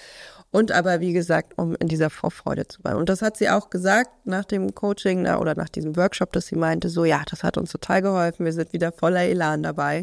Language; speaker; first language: German; native; German